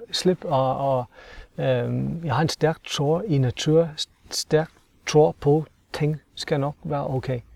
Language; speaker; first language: Danish; non-native, fluent; English